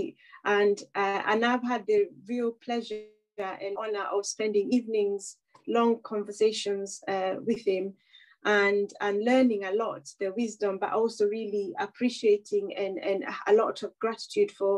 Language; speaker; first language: English; non-native, local second language; Kikuyu